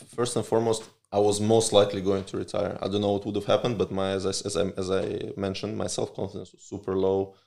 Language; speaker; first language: English; early bilingual, other home language; Russian